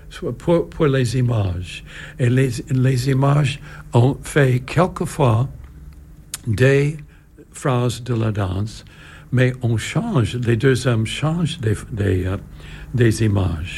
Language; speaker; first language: French; non-native, learner; English